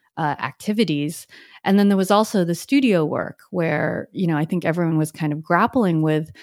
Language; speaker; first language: English; native; English